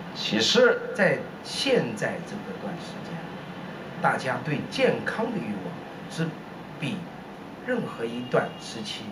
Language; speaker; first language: Chinese; native; Chinese